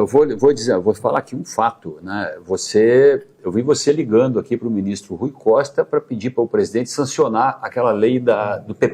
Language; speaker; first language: Portuguese; native; Portuguese